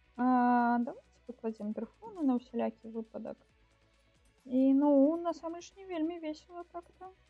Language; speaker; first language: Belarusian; non-native, local second language; Russian